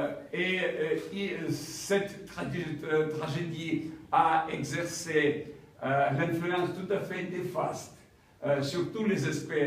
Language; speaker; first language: French; non-native, fluent; Ukrainian